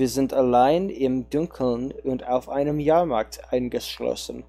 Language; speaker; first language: German; non-native, learner; English